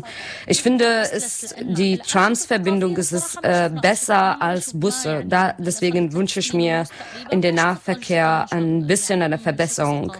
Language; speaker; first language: German; non-native, learner; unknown